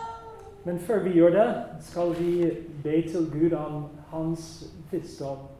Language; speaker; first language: Norwegian; non-native, fluent; English